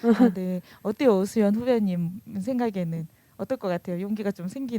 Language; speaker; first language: Korean; native; Korean